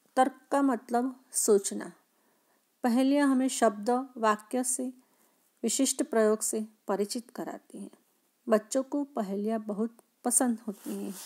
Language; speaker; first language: Hindi; non-native, local second language; Gujarati